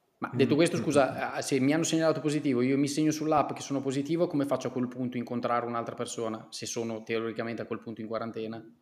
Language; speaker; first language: Italian; native; Italian